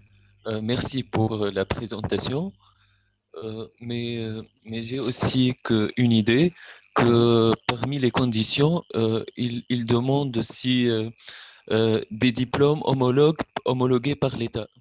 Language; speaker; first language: French; non-native, local second language; Arabic